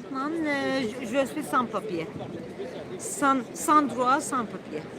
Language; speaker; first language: French; non-native, learner; Turkish